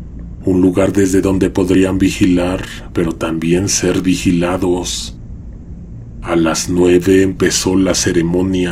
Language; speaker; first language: Spanish; native; Spanish